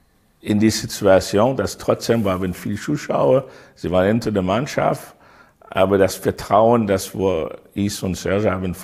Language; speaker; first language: German; non-native, learner; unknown